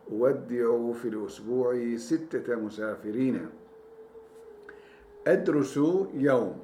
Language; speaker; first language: Arabic; non-native, fluent; Turkish